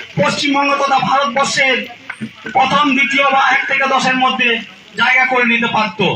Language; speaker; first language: Bangla; non-native, local second language; Santali